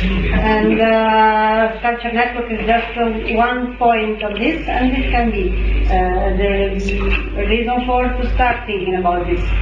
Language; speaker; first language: English; non-native, learner; Italian